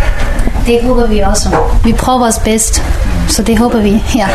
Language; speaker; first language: Danish; non-native, learner; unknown